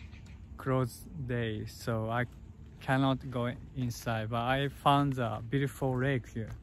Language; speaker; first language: English; non-native, learner; Japanese